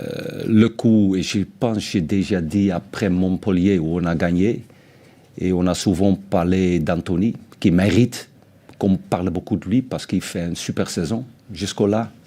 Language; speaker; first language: French; non-native, fluent; Dutch